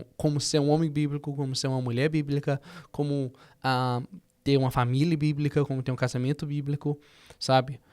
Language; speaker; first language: Portuguese; early bilingual, heritage; Portuguese